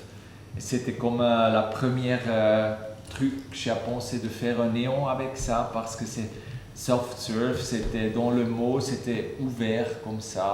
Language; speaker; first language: French; non-native, fluent; German